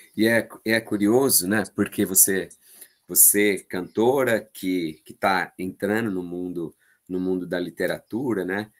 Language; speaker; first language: Portuguese; native; Portuguese